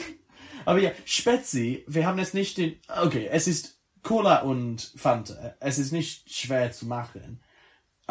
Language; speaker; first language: German; non-native, learner; English